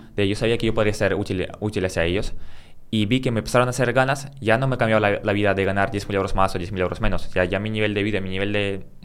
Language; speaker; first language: Spanish; early bilingual, other home language; Russian